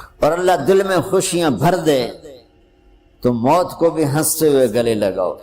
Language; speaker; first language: Urdu; non-native, local second language; Punjabi